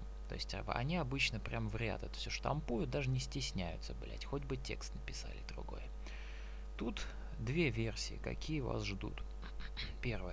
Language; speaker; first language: Russian; native; Russian